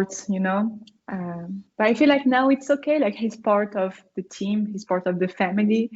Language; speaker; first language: English; non-native, fluent; French